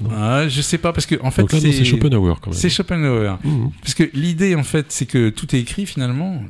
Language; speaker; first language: French; native; French